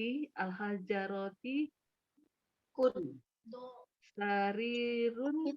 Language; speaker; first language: Arabic; non-native, learner; Indonesian